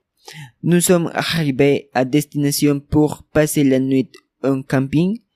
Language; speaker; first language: French; non-native, learner; Spanish